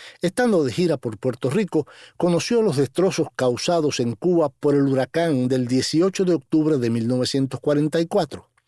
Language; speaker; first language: Spanish; native; Spanish